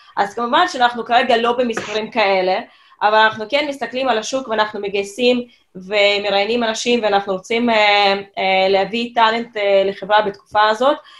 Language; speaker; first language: Hebrew; non-native, fluent; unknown